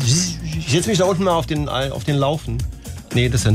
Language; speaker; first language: German; native; German